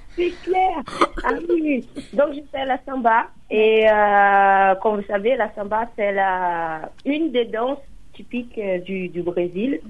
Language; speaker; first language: French; non-native, fluent; Portuguese